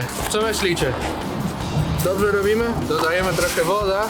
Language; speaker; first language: Polish; non-native, learner; Spanish